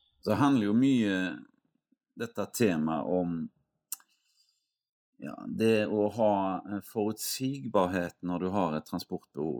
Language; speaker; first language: Norwegian; native; Norwegian